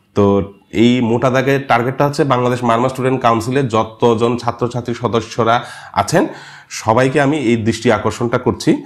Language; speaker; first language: Bangla; non-native, local second language; Marma